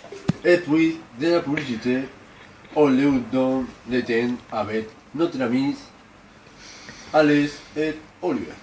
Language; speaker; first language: French; non-native, learner; Spanish